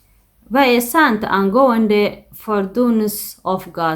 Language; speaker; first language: Swedish; non-native, fluent; Tigrinya